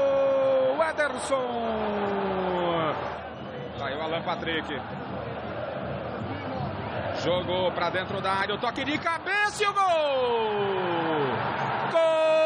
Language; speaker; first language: Portuguese; native; Portuguese